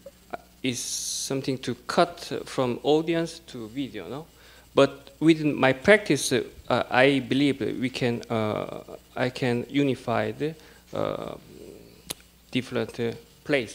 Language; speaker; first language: English; non-native, learner; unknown